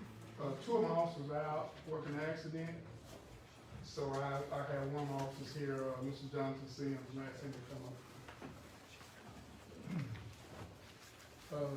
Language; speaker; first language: English; native; English